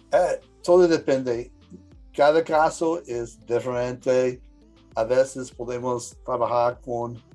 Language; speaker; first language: Spanish; early bilingual, heritage; English